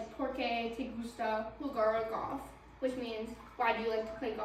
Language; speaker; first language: Spanish; non-native, learner; English